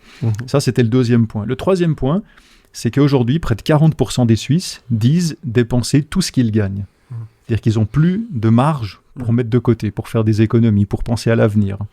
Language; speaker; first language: French; native; French